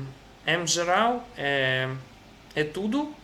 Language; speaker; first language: Portuguese; non-native, learner; Russian